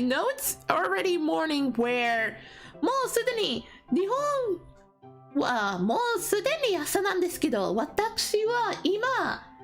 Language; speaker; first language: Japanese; non-native, learner; English